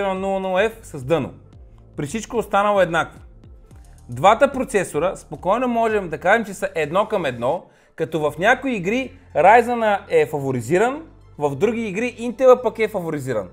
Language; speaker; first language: Bulgarian; native; Bulgarian